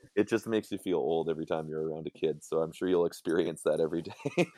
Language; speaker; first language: English; native; English